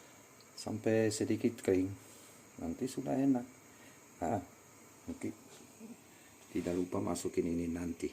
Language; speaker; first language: Indonesian; non-native, learner; French